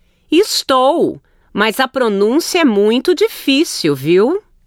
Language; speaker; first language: Portuguese; native; Portuguese